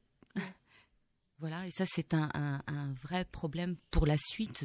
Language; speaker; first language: French; native; French